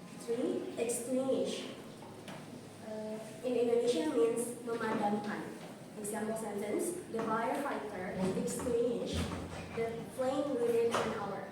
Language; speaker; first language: English; non-native, local second language; Indonesian